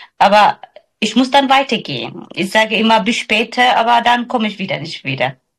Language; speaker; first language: German; non-native, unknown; Somali